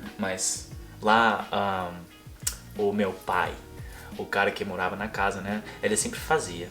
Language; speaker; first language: Portuguese; non-native, fluent; English